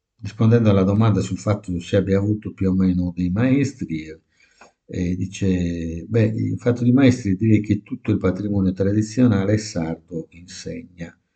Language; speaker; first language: Italian; native; Italian